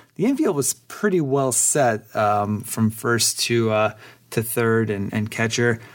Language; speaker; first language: English; early bilingual, other home language; Polish